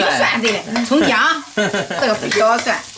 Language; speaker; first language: Chinese; native; Chinese